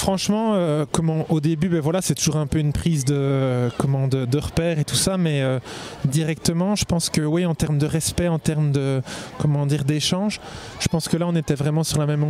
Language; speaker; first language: French; native; French